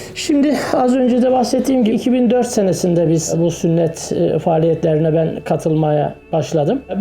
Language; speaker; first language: Turkish; native; Turkish